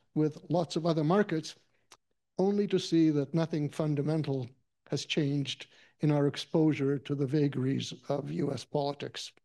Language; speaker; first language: English; native; English